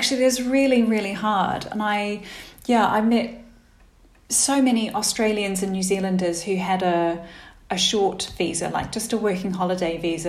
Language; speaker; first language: English; native; English